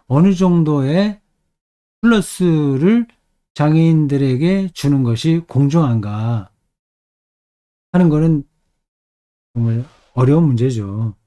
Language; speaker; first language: Korean; native; Korean